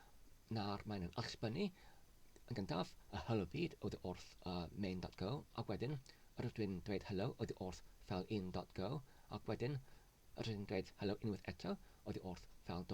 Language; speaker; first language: Welsh; non-native, learner; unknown